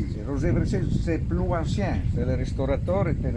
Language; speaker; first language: French; non-native, learner; Italian